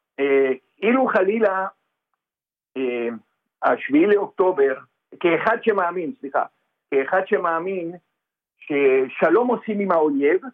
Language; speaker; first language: Hebrew; non-native, fluent; Spanish